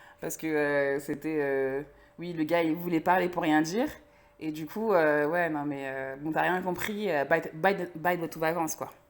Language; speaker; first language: French; native; French